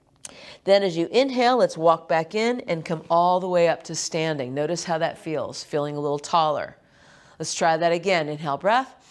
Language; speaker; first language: English; native; English